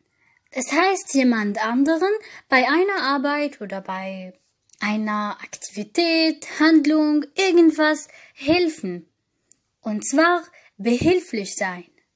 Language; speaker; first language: German; non-native, fluent; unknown